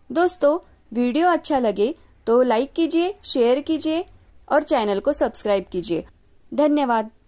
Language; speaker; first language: Hindi; non-native, local second language; Marathi